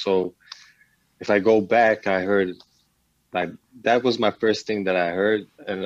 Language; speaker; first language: English; non-native, fluent; Swedish